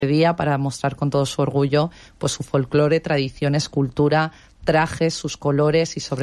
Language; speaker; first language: Spanish; native; Spanish